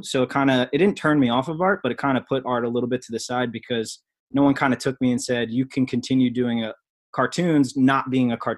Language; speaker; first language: English; native; English